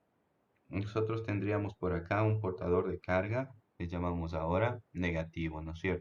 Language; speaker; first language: Spanish; native; Spanish